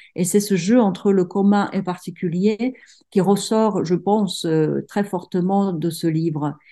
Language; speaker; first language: French; non-native, fluent; Czech